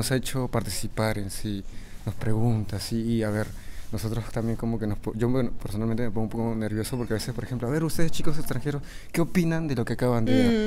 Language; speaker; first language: Spanish; native; Spanish